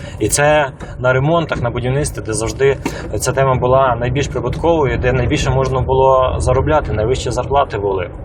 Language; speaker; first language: Ukrainian; native; Ukrainian